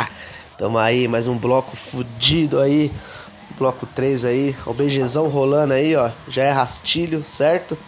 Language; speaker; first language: Portuguese; native; Portuguese